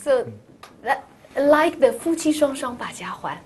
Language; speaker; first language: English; non-native, learner; Chinese